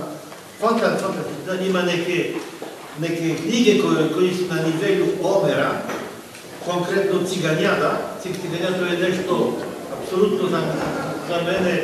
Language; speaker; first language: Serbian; non-native, fluent; French